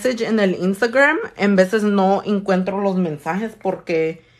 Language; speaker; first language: Spanish; early bilingual, heritage; Spanish